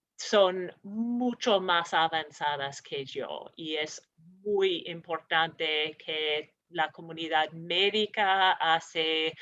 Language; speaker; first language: Spanish; non-native, fluent; English